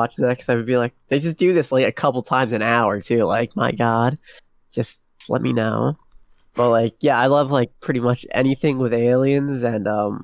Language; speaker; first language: English; native; English